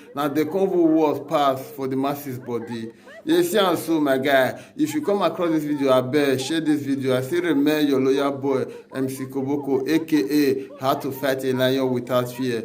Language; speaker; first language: Nigerian Pidgin; native; Nigerian Pidgin